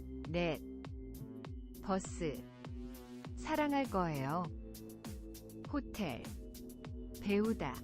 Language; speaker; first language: Korean; non-native, learner; English